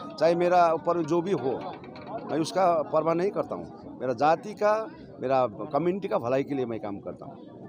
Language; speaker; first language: Hindi; non-native, local second language; Nepali